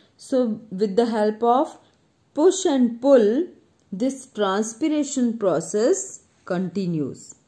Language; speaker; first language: English; non-native, local second language; Punjabi